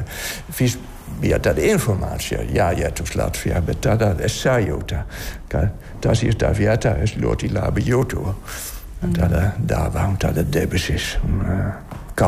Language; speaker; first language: Latvian; non-native, learner; Dutch